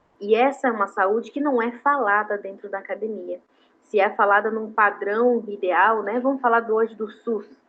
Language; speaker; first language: Portuguese; non-native, local second language; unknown